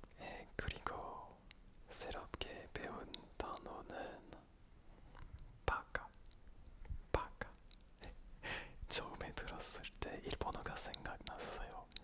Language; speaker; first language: Korean; non-native, learner; French